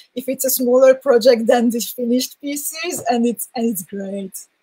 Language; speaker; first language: English; non-native, fluent; Hungarian